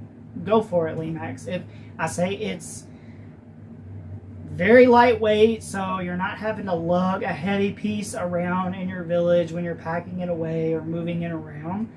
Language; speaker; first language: English; native; English